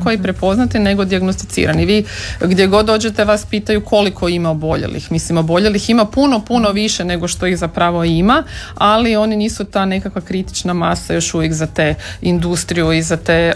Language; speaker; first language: Serbian; native; Serbian